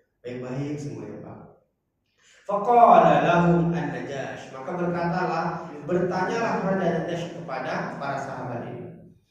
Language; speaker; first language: Indonesian; non-native, local second language; Batak Toba